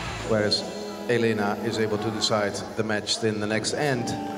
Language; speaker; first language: English; non-native, fluent; Dutch